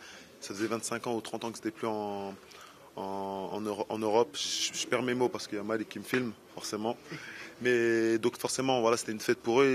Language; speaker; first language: French; native; French